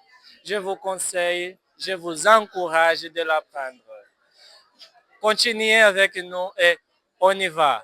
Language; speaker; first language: French; non-native, fluent; Portuguese